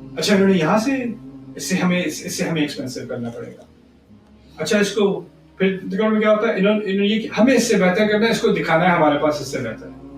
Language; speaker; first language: Urdu; early bilingual, heritage; Urdu